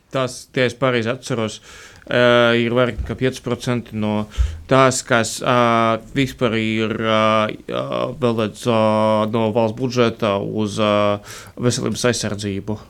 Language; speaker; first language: Latvian; non-native, fluent; Russian